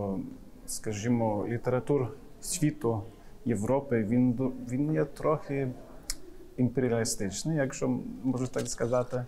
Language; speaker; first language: Ukrainian; non-native, fluent; English